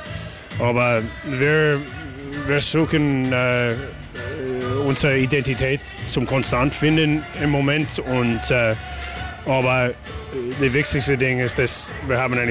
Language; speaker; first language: German; non-native, fluent; English